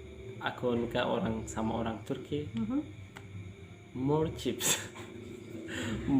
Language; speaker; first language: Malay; non-native, learner; Turkish